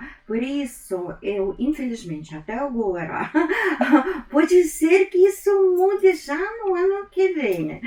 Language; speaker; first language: Portuguese; non-native, fluent; Russian